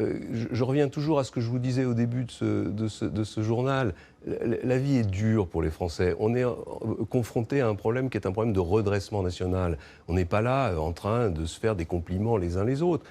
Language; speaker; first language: French; native; French